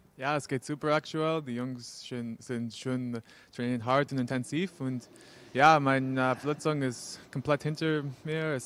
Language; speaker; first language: German; non-native, learner; English